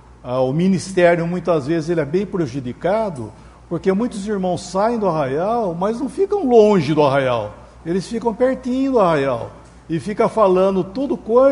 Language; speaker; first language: Portuguese; native; Portuguese